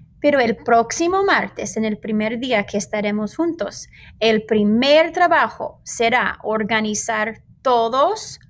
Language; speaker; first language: Spanish; non-native, fluent; English